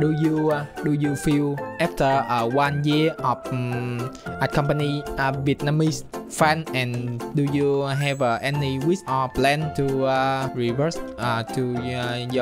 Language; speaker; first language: English; non-native, learner; Vietnamese